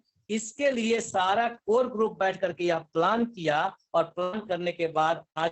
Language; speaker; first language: Hindi; native; Hindi